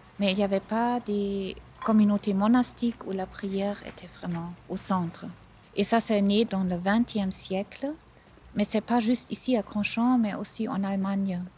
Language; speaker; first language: French; non-native, fluent; German